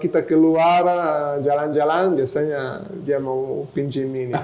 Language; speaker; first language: Indonesian; non-native, fluent; Italian